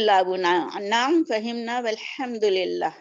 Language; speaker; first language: Arabic; non-native, learner; Urdu